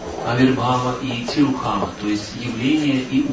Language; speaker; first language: Russian; native; Russian